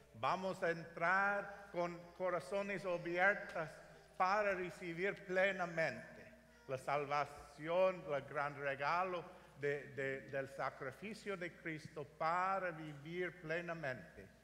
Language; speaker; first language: Spanish; non-native, learner; English